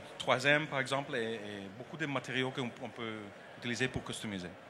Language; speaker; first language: French; non-native, learner; Dutch